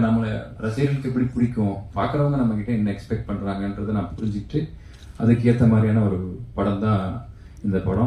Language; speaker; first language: Tamil; native; Tamil